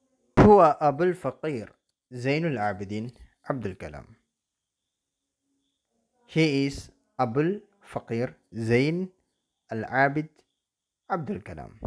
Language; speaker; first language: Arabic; non-native, fluent; Malayalam